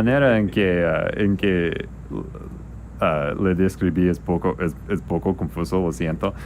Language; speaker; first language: Spanish; non-native, learner; English